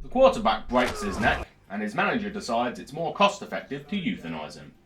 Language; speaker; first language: English; native; English